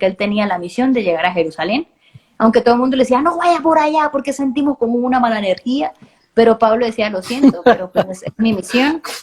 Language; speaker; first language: Spanish; native; Spanish